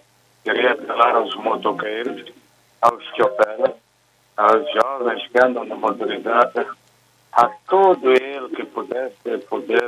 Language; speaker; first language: Portuguese; non-native, local second language; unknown